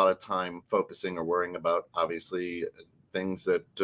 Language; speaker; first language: English; native; English